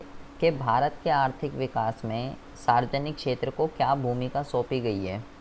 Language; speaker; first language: Hindi; native; Hindi